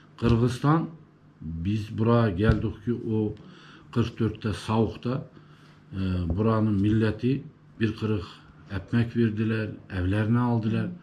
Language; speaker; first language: Turkish; early bilingual, heritage; Turkish